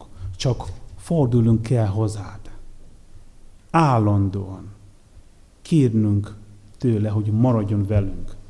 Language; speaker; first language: Hungarian; non-native, fluent; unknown